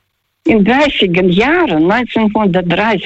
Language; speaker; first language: German; non-native, learner; Russian